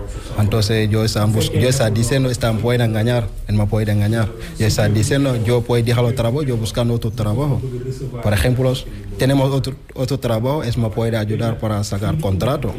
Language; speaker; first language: Spanish; non-native, learner; Wolof